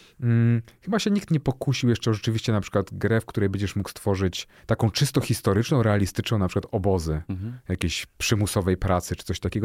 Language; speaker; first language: Polish; native; Polish